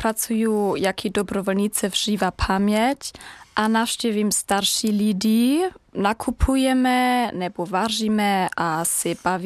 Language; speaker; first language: Czech; non-native, learner; German